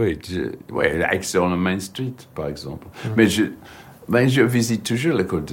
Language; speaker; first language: French; non-native, learner; English